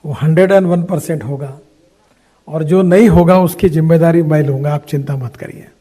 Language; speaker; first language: Hindi; non-native, local second language; Marathi